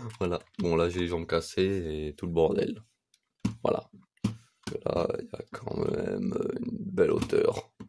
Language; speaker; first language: French; native; French